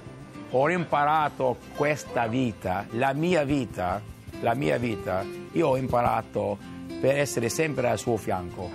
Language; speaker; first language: Italian; early bilingual, heritage; Italian